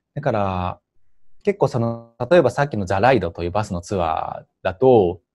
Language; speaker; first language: Japanese; native; Japanese